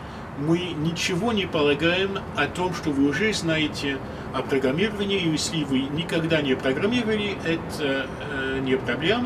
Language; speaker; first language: Russian; non-native, fluent; French